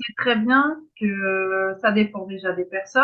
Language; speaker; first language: French; native; French